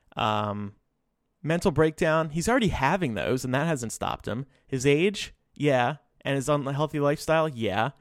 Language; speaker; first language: English; native; English